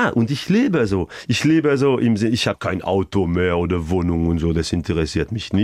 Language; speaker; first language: German; non-native, fluent; French